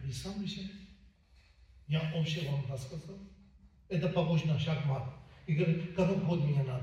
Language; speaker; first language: Russian; non-native, learner; Tibetan